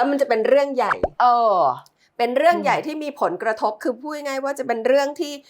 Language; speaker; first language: Thai; native; Thai